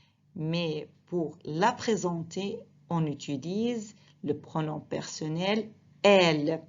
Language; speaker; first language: French; non-native, fluent; Arabic